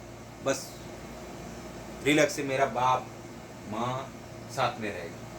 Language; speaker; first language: Hindi; non-native, learner; Bangla